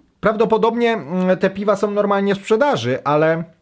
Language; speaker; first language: Polish; native; Polish